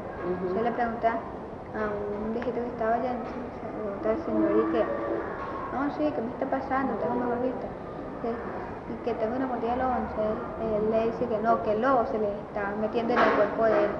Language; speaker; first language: Spanish; native; Spanish